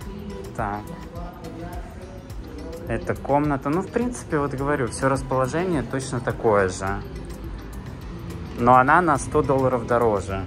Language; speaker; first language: Russian; native; Russian